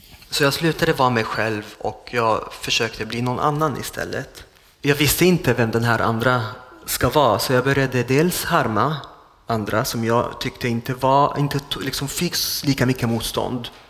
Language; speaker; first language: Swedish; non-native, fluent; Arabic